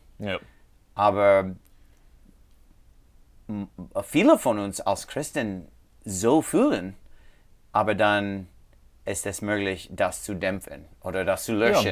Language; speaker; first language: German; non-native, learner; English